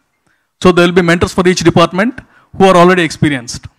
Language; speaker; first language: English; non-native, local second language; Telugu